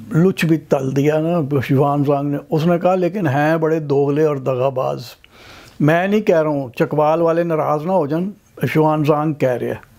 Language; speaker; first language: Urdu; non-native, local second language; Punjabi